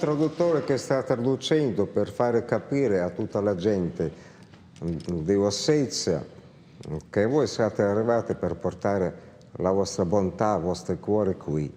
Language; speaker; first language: Italian; non-native, fluent; Russian